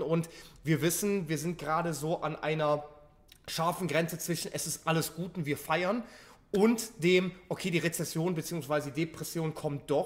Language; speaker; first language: German; native; German